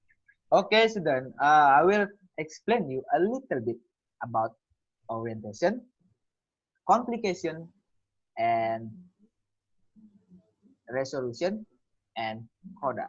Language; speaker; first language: English; non-native, learner; Indonesian